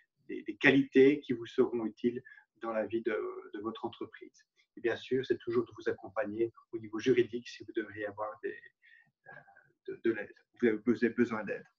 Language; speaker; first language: French; native; French